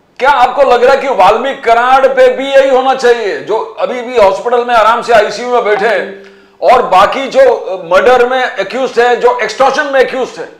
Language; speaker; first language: Hindi; non-native, local second language; Malayalam